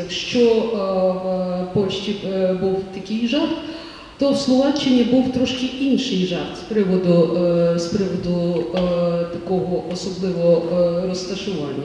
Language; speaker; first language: Ukrainian; native; Ukrainian